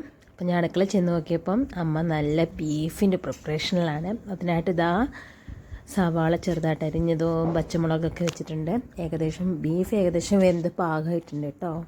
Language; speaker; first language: Malayalam; native; Malayalam